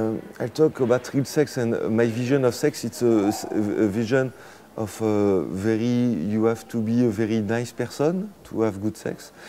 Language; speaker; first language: English; non-native, fluent; French